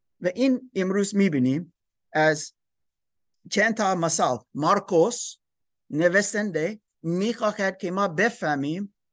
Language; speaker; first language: Persian; non-native, learner; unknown